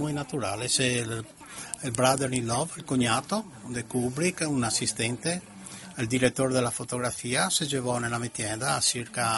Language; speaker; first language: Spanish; non-native, learner; Italian